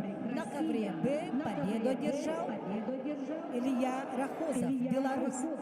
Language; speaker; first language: Russian; native; Russian